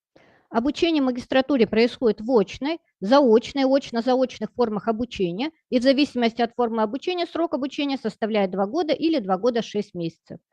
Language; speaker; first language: Russian; native; Russian